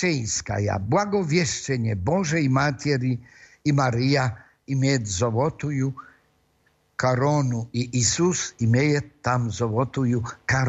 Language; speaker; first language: Russian; non-native, fluent; Polish